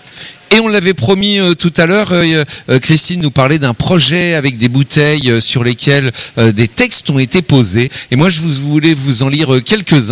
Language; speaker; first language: French; native; French